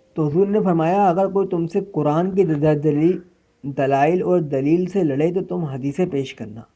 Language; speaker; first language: Urdu; native; Urdu